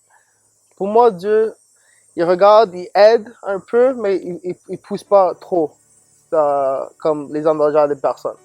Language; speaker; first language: French; non-native, local second language; English